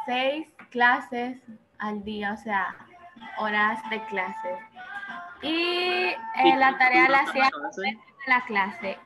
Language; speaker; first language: Spanish; non-native, learner; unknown